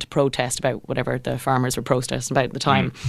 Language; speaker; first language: English; native; English